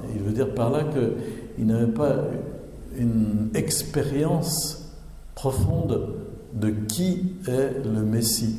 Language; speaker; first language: French; native; French